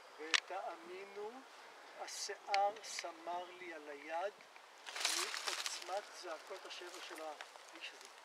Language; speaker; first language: Hebrew; native; Hebrew